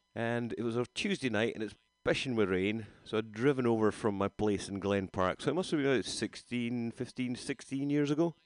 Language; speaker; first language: English; native; English